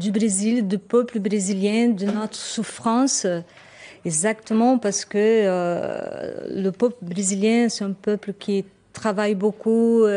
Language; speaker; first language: French; non-native, fluent; Portuguese